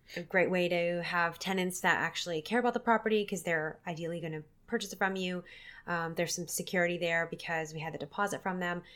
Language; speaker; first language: English; native; English